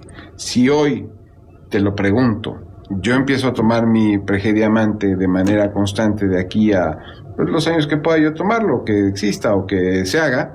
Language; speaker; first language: Spanish; native; Spanish